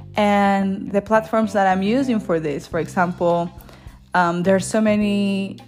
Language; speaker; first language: English; non-native, fluent; Spanish